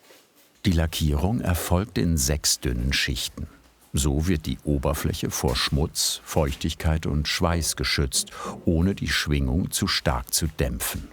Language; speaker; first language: German; native; German